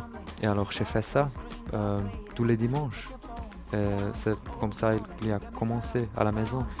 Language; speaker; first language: French; non-native, learner; German